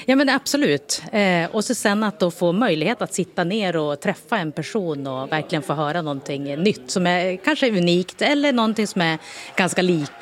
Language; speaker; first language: Swedish; native; Swedish